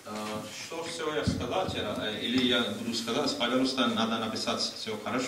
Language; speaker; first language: Russian; non-native, learner; Hindi